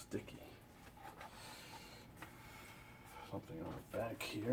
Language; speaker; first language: English; native; English